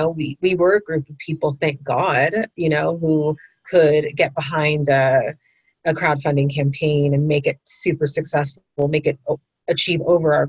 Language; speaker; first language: English; native; English